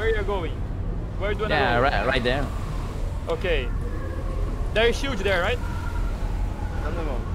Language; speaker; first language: English; non-native, learner; Portuguese